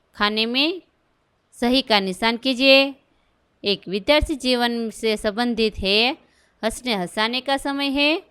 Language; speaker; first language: Hindi; non-native, local second language; Gujarati